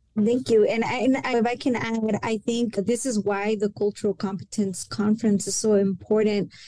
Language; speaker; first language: English; early bilingual, other home language; Spanish